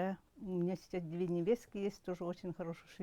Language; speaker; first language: Russian; non-native, local second language; Yakut